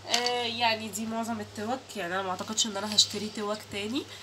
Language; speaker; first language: Arabic; native; Arabic